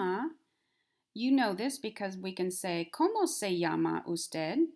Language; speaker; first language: Spanish; non-native, fluent; English